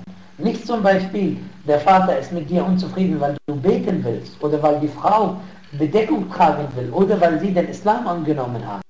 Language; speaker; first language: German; non-native, fluent; Arabic